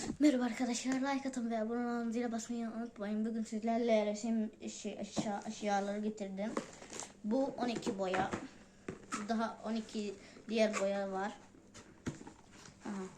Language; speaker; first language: Turkish; non-native, learner; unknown